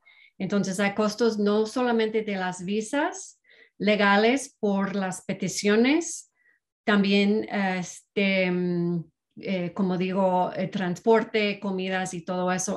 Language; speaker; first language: Spanish; non-native, fluent; English